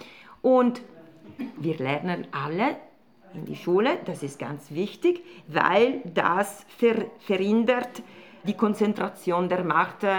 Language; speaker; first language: German; non-native, fluent; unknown